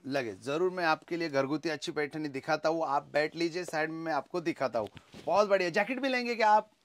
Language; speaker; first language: Hindi; non-native, local second language; Marathi